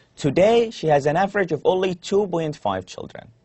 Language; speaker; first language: English; non-native, fluent; Arabic